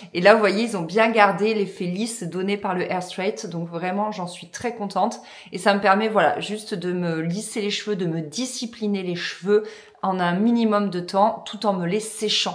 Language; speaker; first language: French; native; French